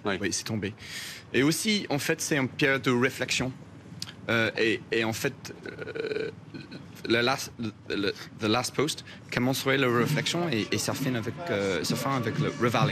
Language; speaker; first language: French; non-native, fluent; English